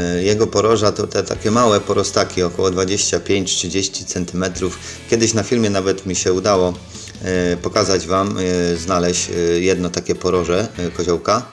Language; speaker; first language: Polish; native; Polish